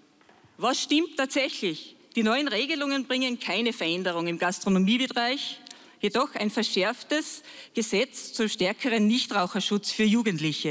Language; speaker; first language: German; native; German